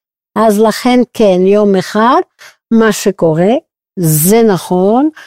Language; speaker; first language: Hebrew; non-native, fluent; French